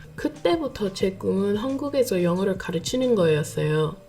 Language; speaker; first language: Korean; non-native, fluent; English